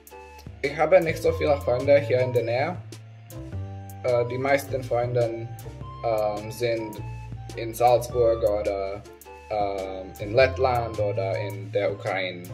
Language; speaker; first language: German; non-native, learner; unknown